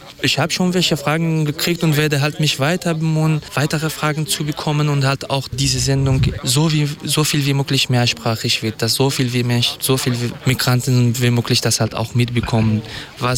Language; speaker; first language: German; non-native, fluent; Kurdish